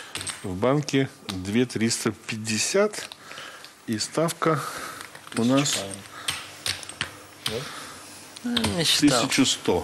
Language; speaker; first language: Russian; native; Russian